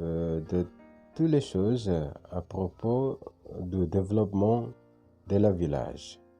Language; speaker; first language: French; non-native, fluent; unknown